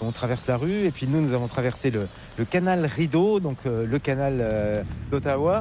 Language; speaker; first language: French; native; French